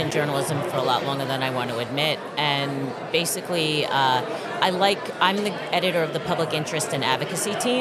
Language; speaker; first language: English; native; English